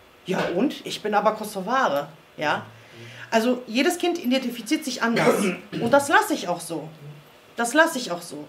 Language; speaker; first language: German; early bilingual, other home language; Croatian